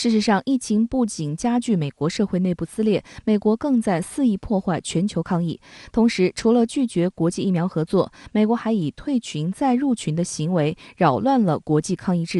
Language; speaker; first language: Chinese; native; Chinese